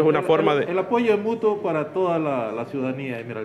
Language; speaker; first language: Spanish; native; Spanish